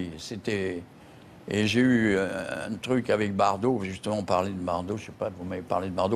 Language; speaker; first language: French; native; French